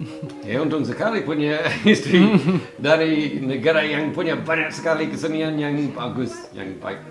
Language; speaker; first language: Indonesian; non-native, fluent; English